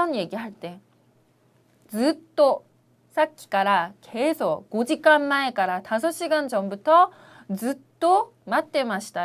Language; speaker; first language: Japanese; non-native, fluent; Korean